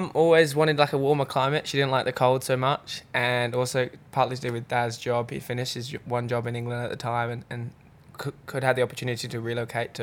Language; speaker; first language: English; native; English